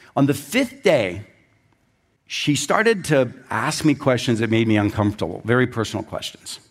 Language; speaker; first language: English; native; English